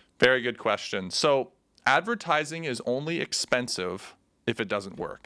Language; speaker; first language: English; native; English